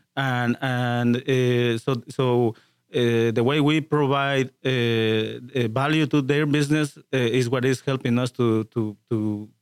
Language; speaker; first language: English; non-native, fluent; Spanish